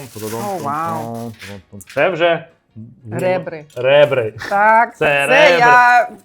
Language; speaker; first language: Ukrainian; non-native, learner; German